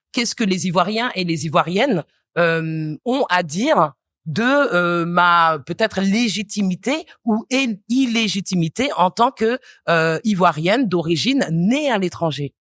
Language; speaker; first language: French; native; French